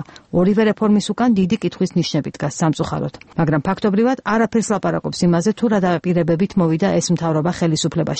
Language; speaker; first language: Georgian; native; Georgian